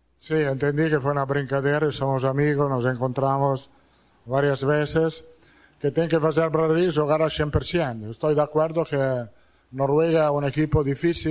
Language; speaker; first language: Portuguese; non-native, fluent; Italian